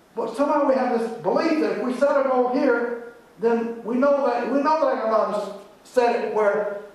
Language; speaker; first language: English; native; English